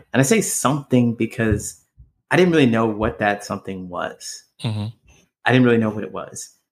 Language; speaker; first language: English; native; English